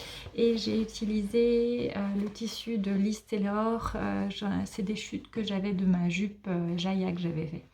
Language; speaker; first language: French; native; French